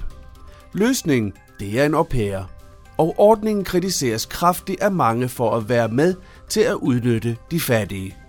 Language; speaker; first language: Danish; native; Danish